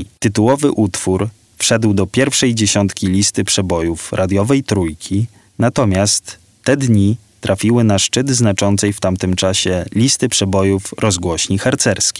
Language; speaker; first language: Polish; native; Polish